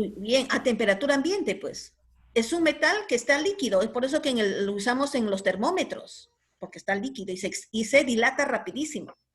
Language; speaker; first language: Spanish; native; Spanish